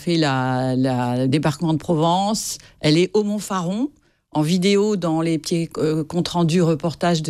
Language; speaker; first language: French; native; French